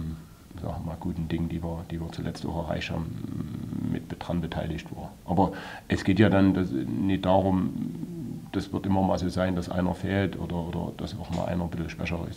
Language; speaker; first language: German; native; German